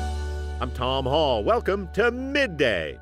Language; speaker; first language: English; native; English